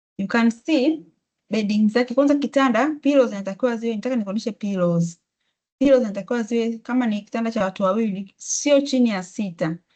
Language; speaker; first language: Swahili; native; Swahili